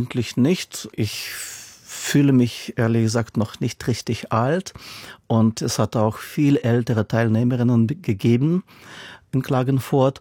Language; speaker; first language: German; non-native, fluent; Russian